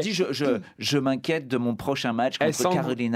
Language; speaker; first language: French; native; French